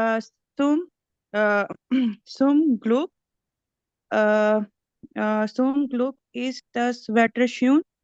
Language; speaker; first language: German; non-native, learner; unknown